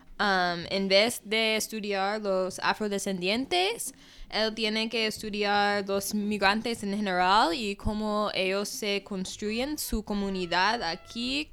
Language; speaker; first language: Spanish; non-native, fluent; English